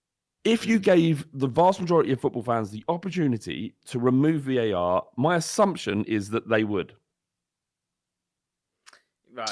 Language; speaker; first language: English; native; English